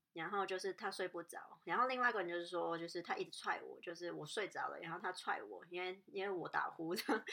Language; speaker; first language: Chinese; non-native, local second language; Cantonese